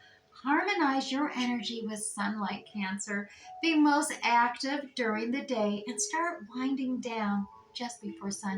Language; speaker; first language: English; native; English